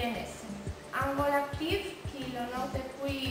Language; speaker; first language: French; non-native, learner; Spanish